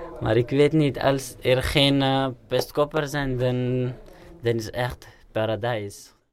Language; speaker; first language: Dutch; non-native, learner; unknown